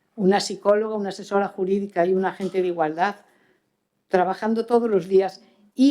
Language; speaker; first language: Spanish; native; Spanish